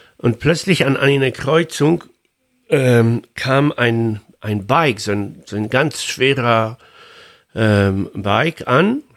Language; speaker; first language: German; non-native, fluent; Polish